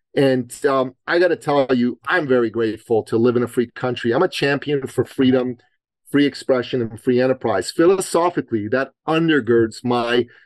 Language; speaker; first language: English; early bilingual, other home language; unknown